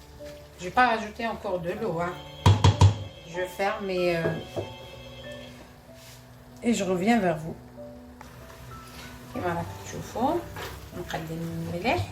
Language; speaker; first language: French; non-native, local second language; Arabic